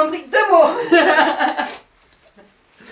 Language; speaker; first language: French; native; French